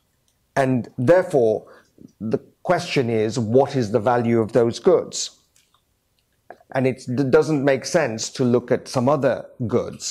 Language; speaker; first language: English; native; English